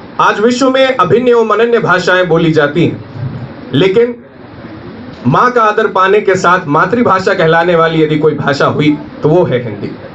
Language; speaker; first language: Hindi; native; Hindi